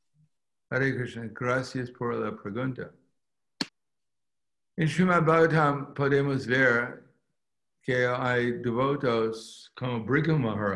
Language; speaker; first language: Spanish; non-native, fluent; English